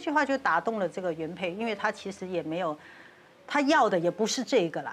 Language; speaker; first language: Chinese; native; Chinese